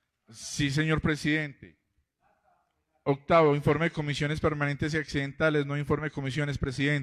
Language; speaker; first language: Spanish; native; Spanish